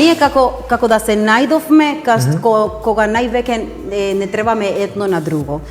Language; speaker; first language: Macedonian; non-native, learner; Spanish